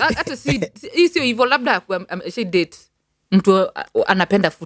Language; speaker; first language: Swahili; non-native, local second language; Kikuyu